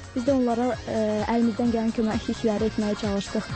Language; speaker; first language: Azerbaijani; native; Azerbaijani